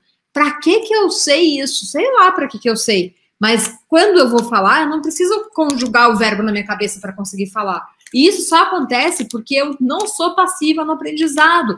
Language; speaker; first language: Portuguese; native; Portuguese